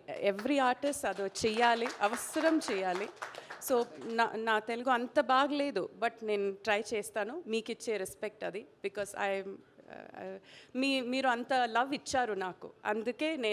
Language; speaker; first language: Telugu; non-native, fluent; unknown